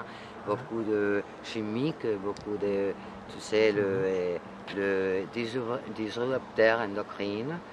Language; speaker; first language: French; non-native, fluent; Spanish